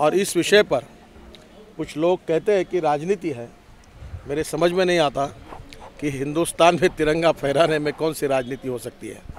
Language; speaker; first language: Hindi; non-native, local second language; Marathi